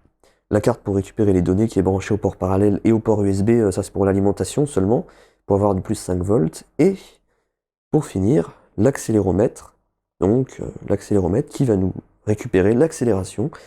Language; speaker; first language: French; native; French